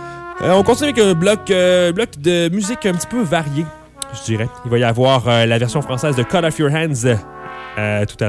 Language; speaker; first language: French; native; French